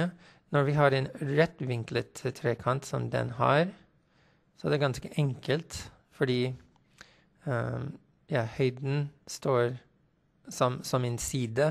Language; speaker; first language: Norwegian; non-native, fluent; English